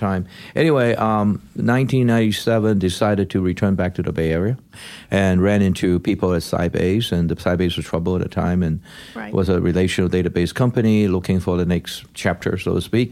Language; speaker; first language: English; non-native, local second language; Cantonese